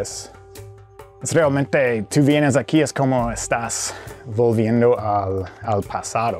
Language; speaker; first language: Spanish; non-native, fluent; English